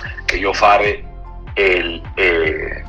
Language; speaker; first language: Italian; non-native, learner; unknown